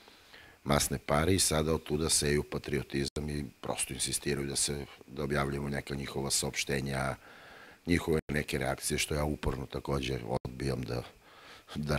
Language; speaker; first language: Bosnian; native; Bosnian